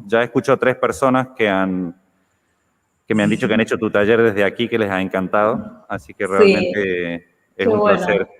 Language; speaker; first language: Spanish; native; Spanish